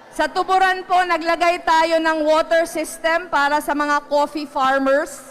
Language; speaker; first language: Filipino; native; Filipino